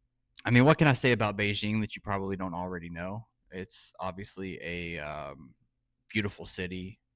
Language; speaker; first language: English; native; English